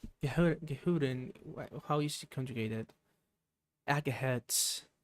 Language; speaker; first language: German; non-native, learner; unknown